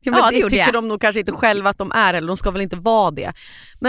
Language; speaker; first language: Swedish; native; Swedish